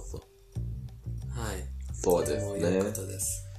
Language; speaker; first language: Japanese; non-native, fluent; Persian